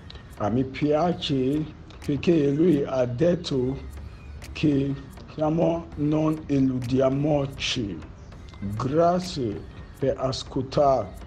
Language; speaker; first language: Italian; non-native, learner; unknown